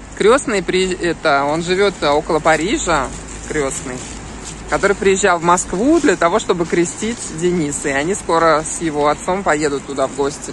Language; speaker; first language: Russian; native; Russian